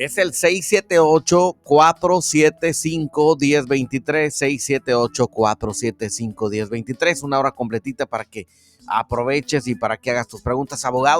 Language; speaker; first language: Spanish; native; Spanish